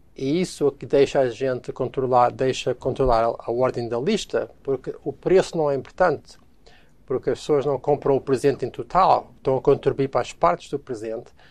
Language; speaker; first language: Portuguese; early bilingual, heritage; Portuguese